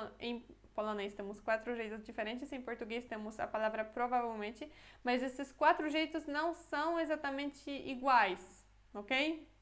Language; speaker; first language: Portuguese; non-native, fluent; Polish